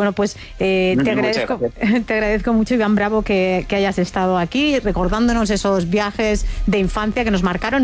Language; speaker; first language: Spanish; native; Spanish